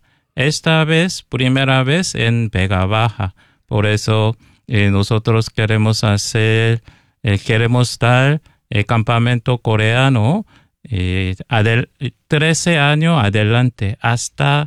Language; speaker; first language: Spanish; non-native, learner; Korean